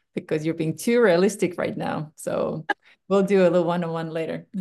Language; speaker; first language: English; non-native, fluent; Estonian